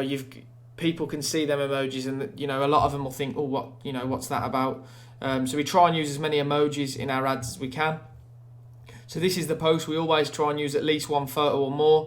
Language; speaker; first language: English; native; English